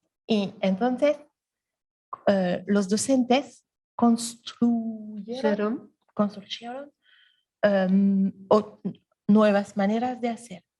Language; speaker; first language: Spanish; non-native, learner; French